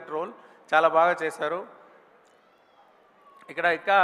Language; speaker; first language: Telugu; non-native, fluent; Tamil